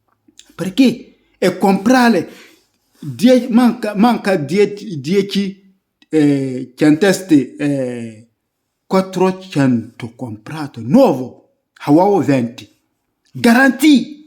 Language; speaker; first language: Italian; non-native, learner; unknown